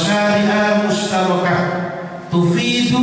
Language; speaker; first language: Arabic; non-native, fluent; Indonesian